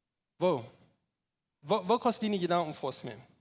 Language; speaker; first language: German; non-native, learner; Plautdietsch